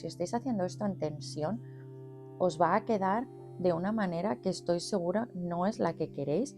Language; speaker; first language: Spanish; native; Spanish